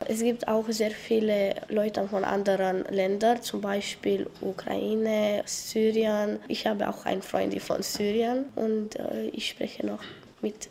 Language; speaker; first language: German; non-native, learner; Romanian